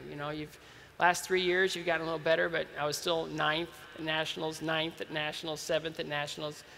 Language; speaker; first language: English; native; English